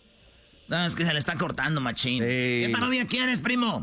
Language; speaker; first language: Spanish; native; Spanish